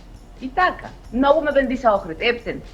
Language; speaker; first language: Macedonian; non-native, fluent; Spanish